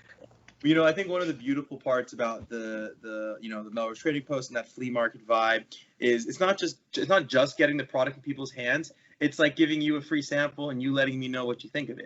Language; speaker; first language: English; native; English